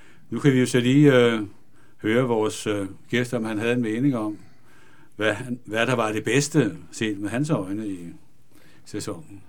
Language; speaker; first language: Danish; native; Danish